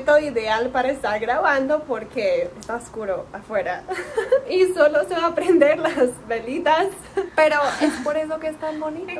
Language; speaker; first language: Spanish; non-native, fluent; English